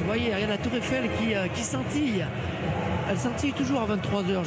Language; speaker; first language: French; native; French